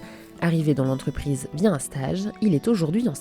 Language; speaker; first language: French; native; French